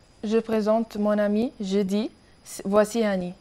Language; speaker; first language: French; non-native, learner; Arabic